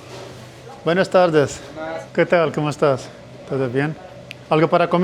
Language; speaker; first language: Spanish; non-native, learner; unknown